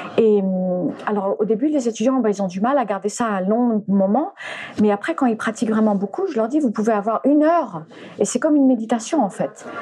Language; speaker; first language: French; early bilingual, other home language; English